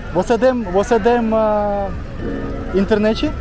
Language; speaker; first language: Portuguese; non-native, learner; Russian